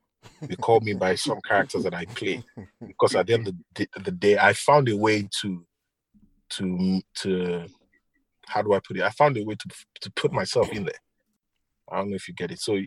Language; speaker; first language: English; non-native, local second language; Hausa